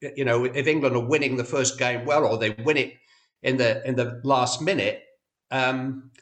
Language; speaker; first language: English; native; English